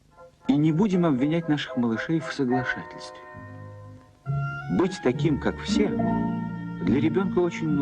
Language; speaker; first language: Russian; native; Russian